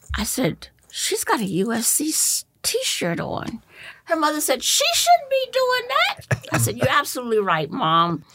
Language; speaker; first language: English; native; English